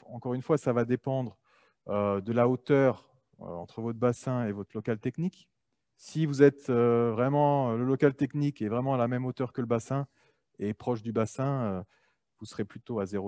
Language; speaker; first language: French; native; French